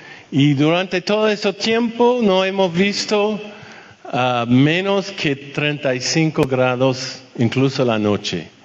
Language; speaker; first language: Spanish; non-native, fluent; French